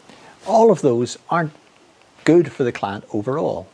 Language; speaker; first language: English; native; English